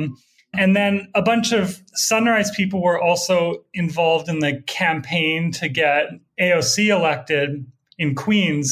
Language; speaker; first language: English; native; English